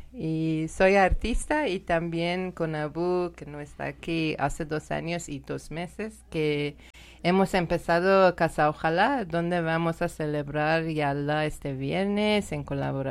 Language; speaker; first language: Spanish; non-native, learner; Persian